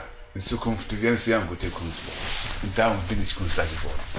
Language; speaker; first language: German; non-native, learner; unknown